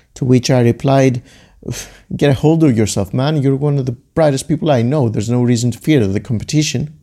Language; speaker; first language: English; non-native, fluent; Greek